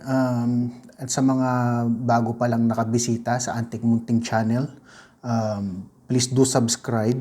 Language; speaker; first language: Filipino; native; Filipino